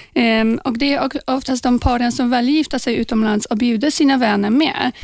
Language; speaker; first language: Swedish; non-native, fluent; Polish